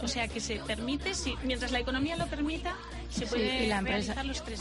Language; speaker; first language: Spanish; native; Spanish